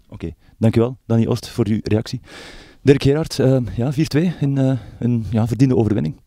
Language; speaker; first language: Dutch; native; Dutch